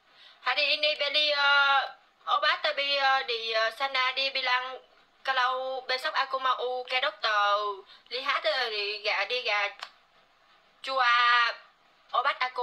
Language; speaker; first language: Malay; non-native, learner; Vietnamese